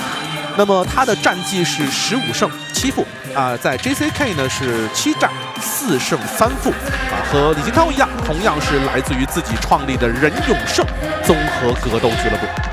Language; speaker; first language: Chinese; native; Chinese